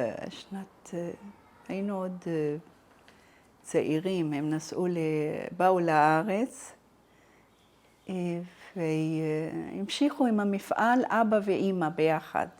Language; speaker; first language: Hebrew; non-native, fluent; Arabic